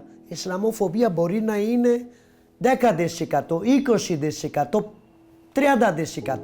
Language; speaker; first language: Greek; non-native, learner; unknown